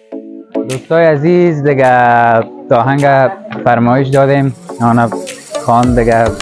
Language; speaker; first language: Persian; native; Persian